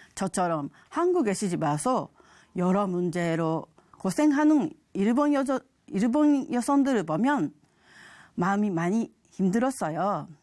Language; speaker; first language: Korean; non-native, fluent; Japanese